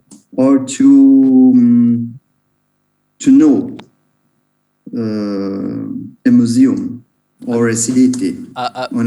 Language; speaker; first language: English; non-native, learner; Italian